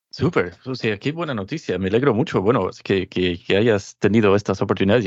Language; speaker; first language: Spanish; non-native, fluent; English